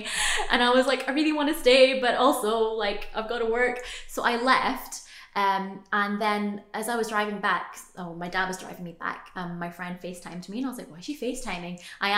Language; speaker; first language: English; native; English